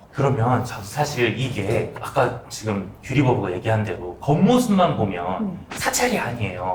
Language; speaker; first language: Korean; native; Korean